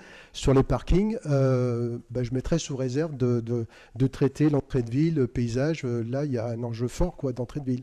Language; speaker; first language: French; native; French